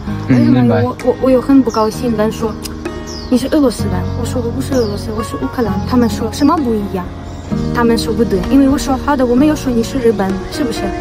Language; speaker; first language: Chinese; non-native, learner; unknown